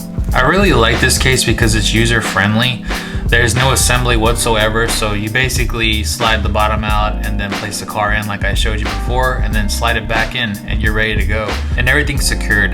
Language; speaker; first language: English; native; English